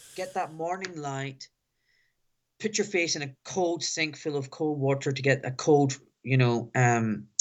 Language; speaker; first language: English; native; English